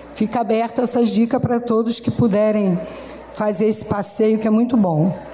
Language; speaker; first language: Portuguese; native; Portuguese